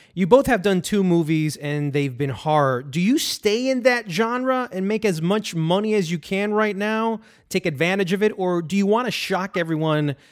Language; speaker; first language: English; early bilingual, other home language; Spanish